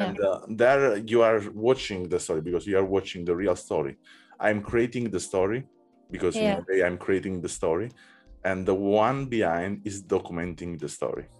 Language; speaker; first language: English; non-native, learner; Italian